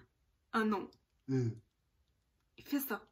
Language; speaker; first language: French; non-native, learner; Korean